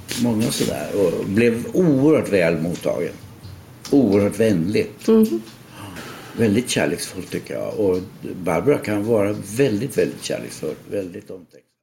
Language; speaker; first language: Swedish; non-native, fluent; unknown